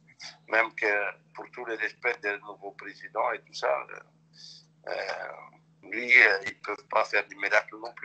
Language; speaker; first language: French; non-native, local second language; Dutch